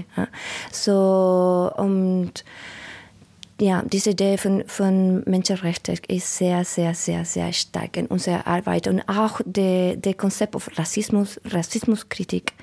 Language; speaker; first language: German; non-native, learner; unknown